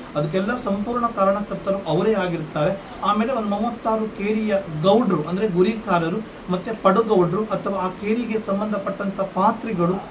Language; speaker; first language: Kannada; non-native, local second language; Marathi